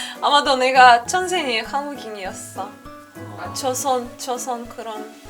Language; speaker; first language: Korean; non-native, fluent; Russian